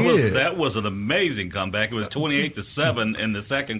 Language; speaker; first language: English; native; English